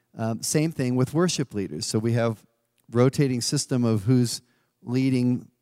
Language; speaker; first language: English; native; English